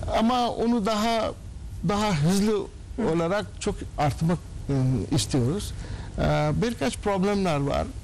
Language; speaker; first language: Turkish; non-native, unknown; Urdu